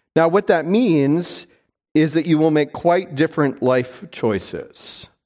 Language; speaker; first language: English; native; English